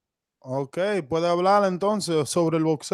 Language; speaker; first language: Spanish; non-native, fluent; English